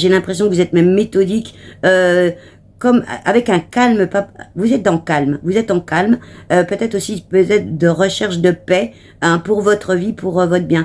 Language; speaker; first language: French; native; French